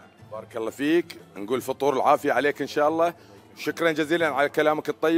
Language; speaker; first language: Arabic; native; Arabic